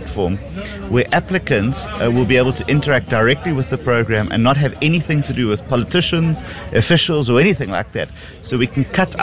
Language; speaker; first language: English; native; English